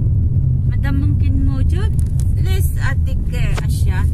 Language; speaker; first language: Arabic; non-native, learner; Filipino